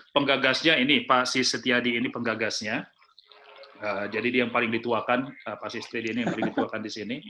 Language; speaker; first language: Indonesian; native; Indonesian